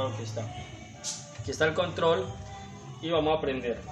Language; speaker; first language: Spanish; native; Spanish